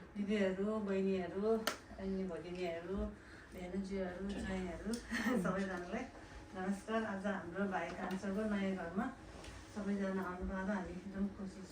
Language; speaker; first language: Nepali; non-native, local second language; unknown